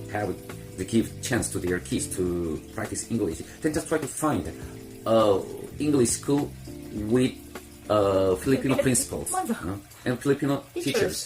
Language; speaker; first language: English; non-native, fluent; Korean